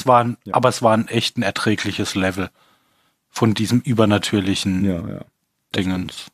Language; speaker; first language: German; native; German